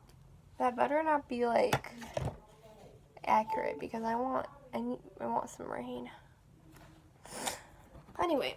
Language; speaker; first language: English; native; English